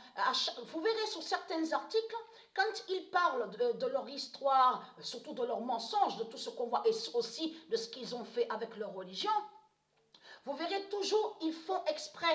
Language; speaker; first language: French; native; French